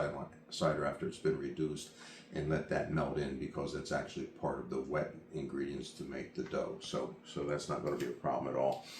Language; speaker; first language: English; native; English